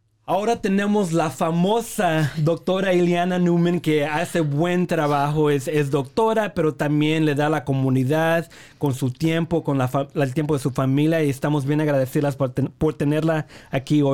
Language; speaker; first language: Spanish; early bilingual, heritage; Spanish